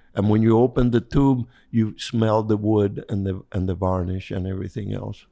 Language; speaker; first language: English; non-native, fluent; Spanish